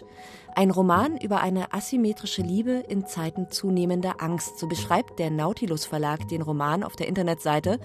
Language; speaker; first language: German; native; German